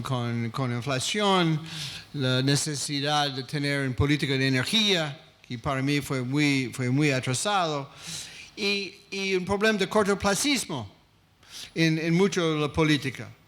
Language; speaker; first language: Spanish; non-native, fluent; English